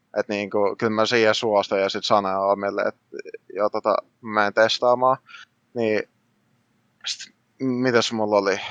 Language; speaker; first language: Finnish; early bilingual, other home language; Russian